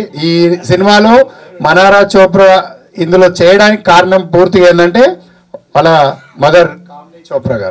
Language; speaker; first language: Telugu; native; Telugu